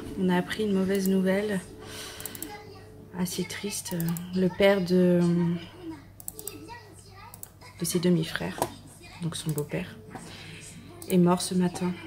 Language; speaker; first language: French; native; French